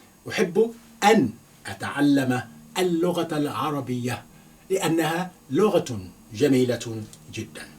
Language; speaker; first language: Arabic; non-native, fluent; Yoruba